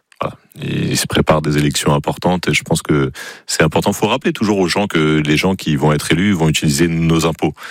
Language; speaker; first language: French; native; French